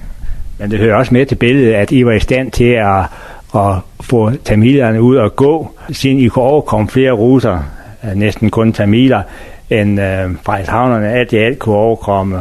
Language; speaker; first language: Danish; native; Danish